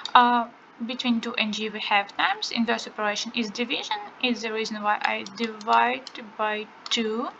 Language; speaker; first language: English; non-native, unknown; Ukrainian